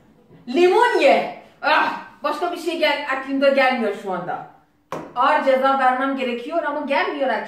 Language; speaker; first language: Turkish; non-native, learner; Azerbaijani